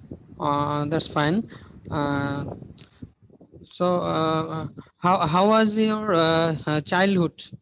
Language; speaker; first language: English; non-native, learner; Bangla